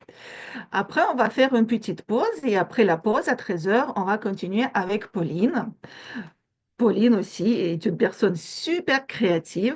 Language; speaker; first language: French; non-native, fluent; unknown